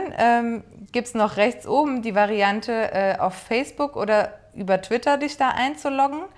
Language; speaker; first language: German; native; German